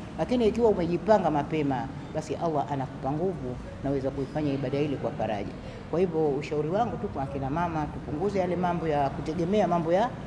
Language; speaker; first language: Swahili; native; Swahili